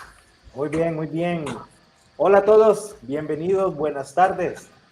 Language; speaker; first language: Spanish; non-native, fluent; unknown